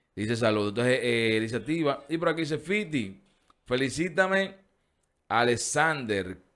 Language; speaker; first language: Spanish; native; Spanish